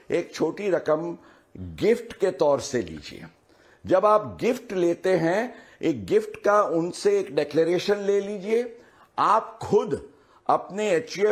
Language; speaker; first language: Hindi; non-native, local second language; Gujarati